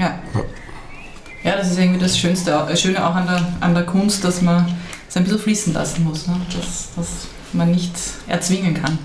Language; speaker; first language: German; native; German